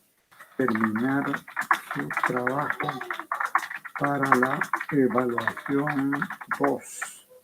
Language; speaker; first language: Spanish; native; Spanish